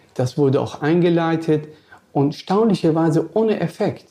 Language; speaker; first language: German; non-native, fluent; Persian